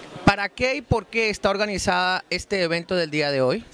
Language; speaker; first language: Spanish; native; Spanish